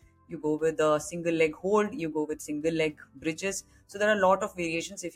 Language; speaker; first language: English; non-native, local second language; Hindi